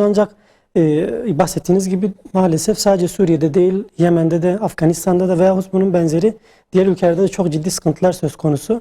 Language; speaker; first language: Turkish; native; Turkish